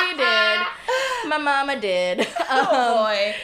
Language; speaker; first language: English; non-native, local second language; Bangla